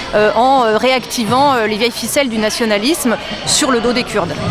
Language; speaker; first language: French; native; French